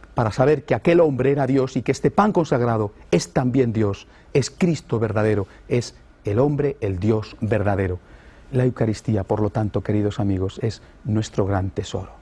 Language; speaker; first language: Spanish; native; Spanish